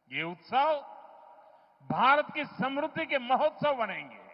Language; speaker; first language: Hindi; non-native, local second language; Gujarati